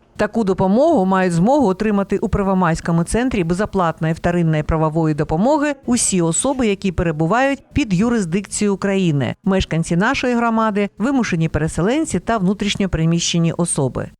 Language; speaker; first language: Ukrainian; native; Ukrainian